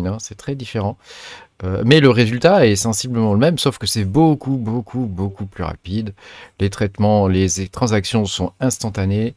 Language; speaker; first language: French; native; French